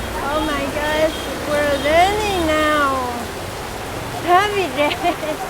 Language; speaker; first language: English; non-native, learner; Vietnamese